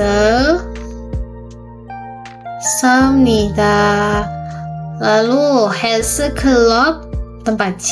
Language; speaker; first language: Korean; non-native, fluent; Indonesian